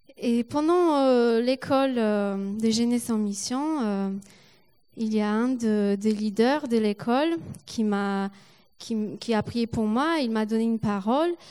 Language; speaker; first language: French; non-native, fluent; Polish